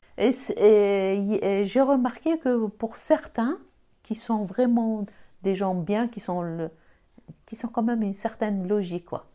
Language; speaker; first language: French; non-native, local second language; Arabic